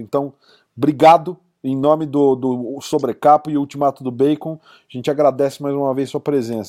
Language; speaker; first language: Portuguese; native; Portuguese